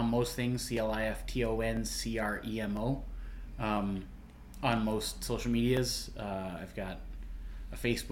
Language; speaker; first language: English; native; English